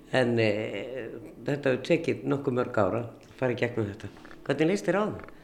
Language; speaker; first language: Icelandic; native; Icelandic